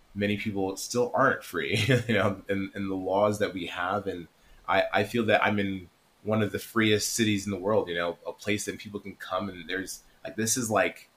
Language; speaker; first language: English; native; English